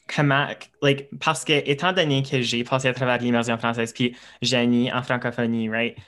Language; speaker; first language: French; native; French